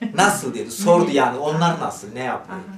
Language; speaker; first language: Turkish; native; Turkish